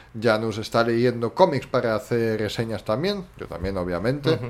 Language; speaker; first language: Spanish; early bilingual, other home language; German